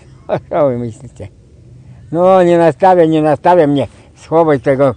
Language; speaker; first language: Polish; non-native, learner; Russian